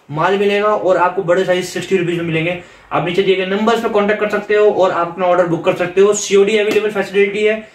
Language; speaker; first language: Hindi; native; Hindi